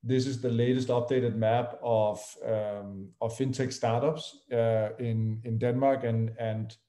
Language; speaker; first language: English; non-native, fluent; Danish